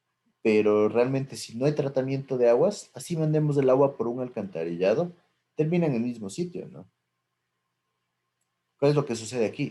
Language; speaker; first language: Spanish; native; Spanish